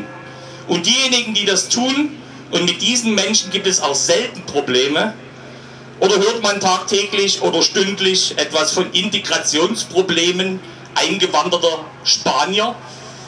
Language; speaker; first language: German; native; German